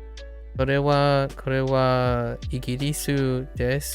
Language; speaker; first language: Japanese; non-native, learner; English